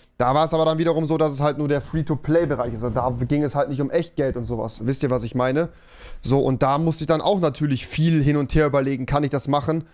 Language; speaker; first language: German; native; German